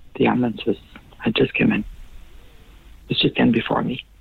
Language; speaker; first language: English; native; English